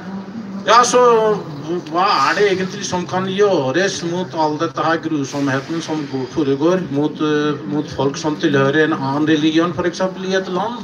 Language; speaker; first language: Norwegian; non-native, fluent; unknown